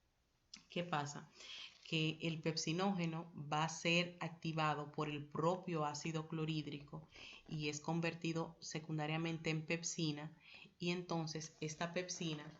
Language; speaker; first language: Spanish; native; Spanish